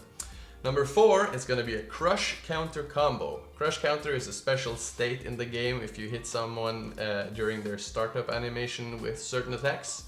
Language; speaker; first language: English; non-native, fluent; Norwegian